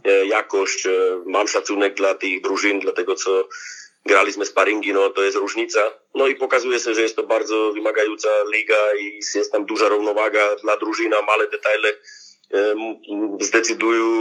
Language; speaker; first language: Polish; non-native, learner; Slovak